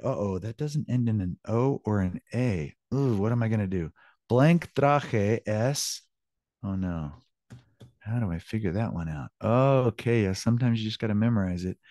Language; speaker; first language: English; native; English